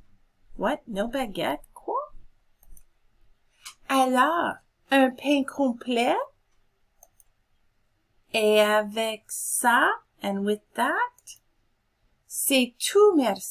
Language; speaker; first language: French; non-native, fluent; English